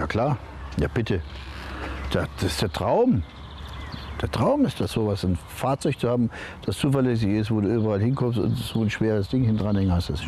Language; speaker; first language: German; native; German